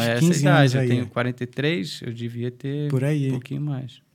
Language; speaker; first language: Portuguese; native; Portuguese